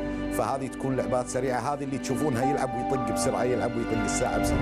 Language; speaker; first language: Arabic; native; Arabic